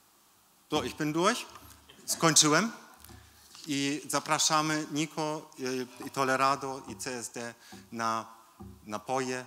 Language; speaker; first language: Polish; early bilingual, heritage; Polish